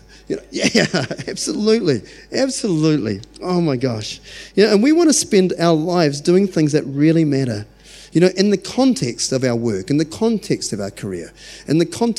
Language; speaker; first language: English; native; English